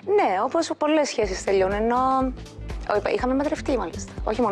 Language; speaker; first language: Greek; native; Greek